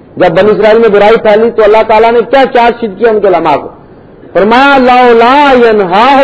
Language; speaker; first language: Urdu; native; Urdu